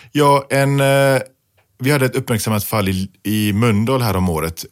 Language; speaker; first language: Swedish; early bilingual, other home language; Pashto